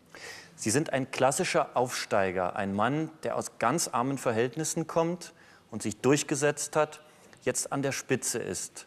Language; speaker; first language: German; native; German